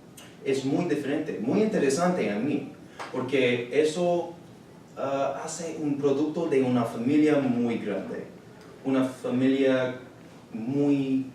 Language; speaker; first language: Spanish; non-native, learner; English